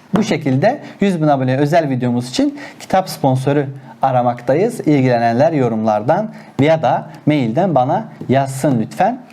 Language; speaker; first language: Turkish; non-native, local second language; Azerbaijani